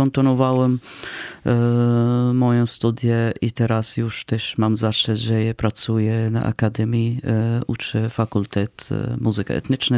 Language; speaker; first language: Polish; non-native, fluent; Arabic